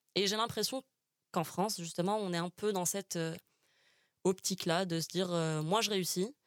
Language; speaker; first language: French; non-native, local second language; Arabic